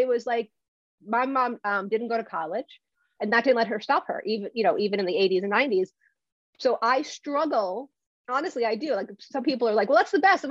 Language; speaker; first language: English; native; English